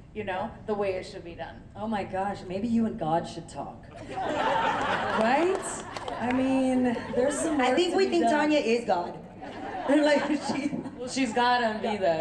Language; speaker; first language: English; early bilingual, other home language; Urdu